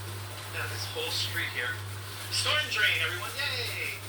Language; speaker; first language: English; native; English